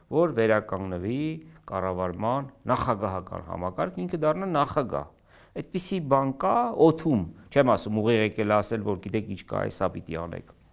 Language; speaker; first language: Armenian; native; Armenian